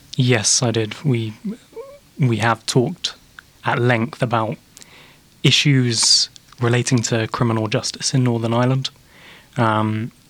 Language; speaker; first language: English; native; English